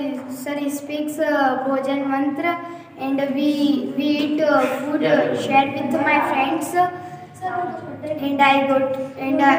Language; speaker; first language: English; non-native, learner; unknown